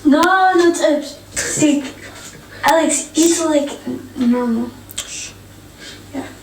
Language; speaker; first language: English; non-native, learner; Amharic